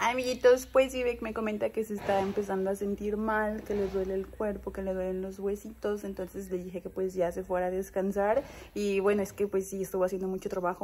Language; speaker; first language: Spanish; native; Spanish